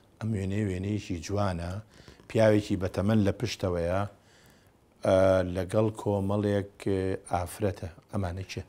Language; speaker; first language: Central Kurdish; native; Central Kurdish